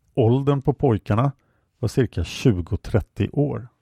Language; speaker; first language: Swedish; native; Swedish